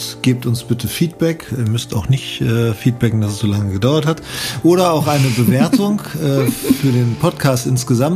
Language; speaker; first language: German; native; German